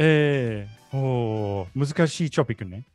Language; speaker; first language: Japanese; non-native, learner; English